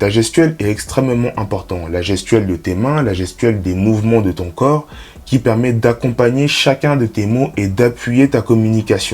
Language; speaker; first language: French; native; French